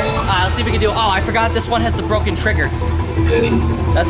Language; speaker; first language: English; native; English